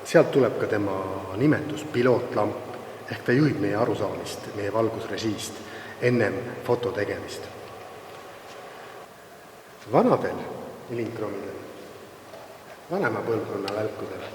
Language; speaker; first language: Estonian; native; Estonian